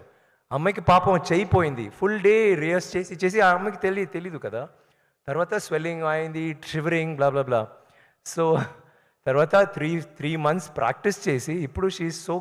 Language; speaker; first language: Telugu; non-native, learner; Tamil